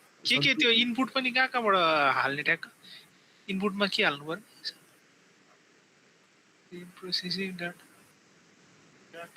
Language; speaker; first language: Nepali; native; Nepali